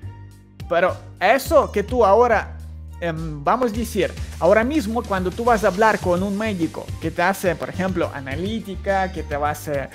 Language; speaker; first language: Spanish; non-native, learner; Ukrainian